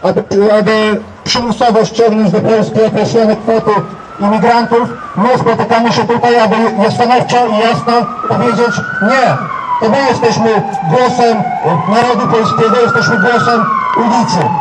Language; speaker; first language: Polish; native; Polish